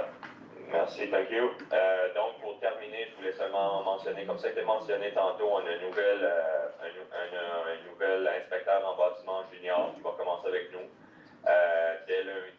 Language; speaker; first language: French; native; French